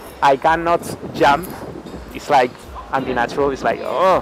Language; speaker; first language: English; non-native, fluent; Spanish